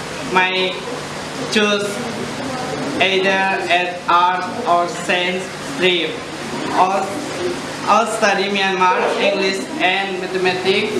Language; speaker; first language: English; non-native, learner; Indonesian